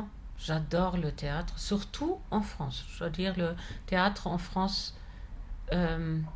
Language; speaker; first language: French; non-native, fluent; German